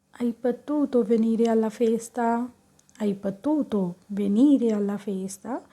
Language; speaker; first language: Italian; non-native, fluent; Punjabi